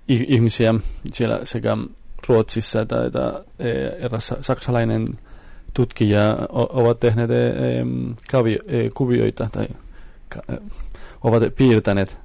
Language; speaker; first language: Finnish; non-native, fluent; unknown